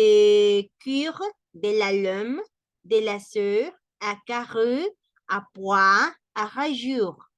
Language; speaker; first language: French; non-native, learner; Spanish